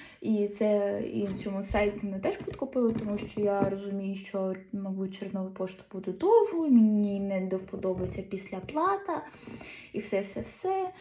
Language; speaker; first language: Ukrainian; non-native, local second language; Russian